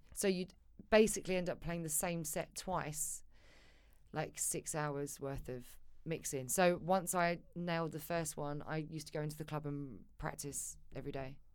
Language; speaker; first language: English; native; English